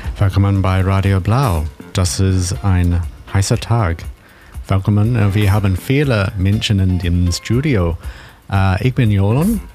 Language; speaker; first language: German; non-native, learner; English